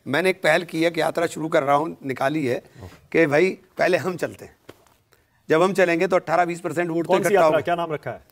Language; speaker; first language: Hindi; native; Hindi